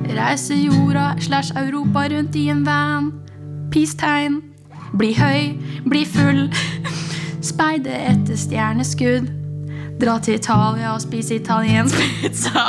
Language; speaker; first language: Norwegian; native; Norwegian